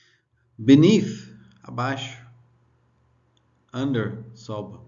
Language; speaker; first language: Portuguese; non-native, learner; English